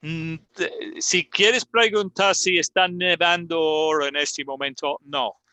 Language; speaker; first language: Spanish; non-native, fluent; English